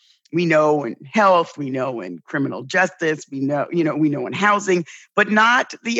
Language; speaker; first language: English; native; English